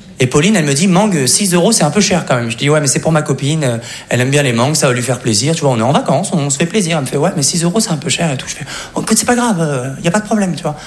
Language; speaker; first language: French; native; French